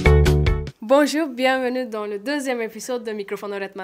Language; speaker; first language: French; non-native, learner; Turkish